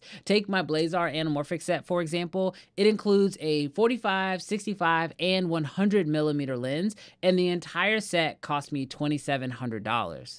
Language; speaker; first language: English; native; English